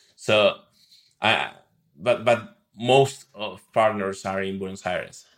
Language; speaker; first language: English; non-native, fluent; Spanish